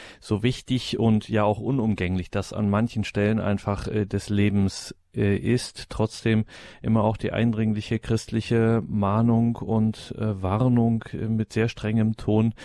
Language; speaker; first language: German; native; German